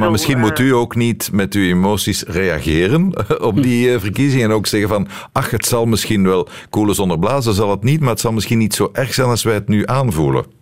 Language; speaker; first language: Dutch; native; Dutch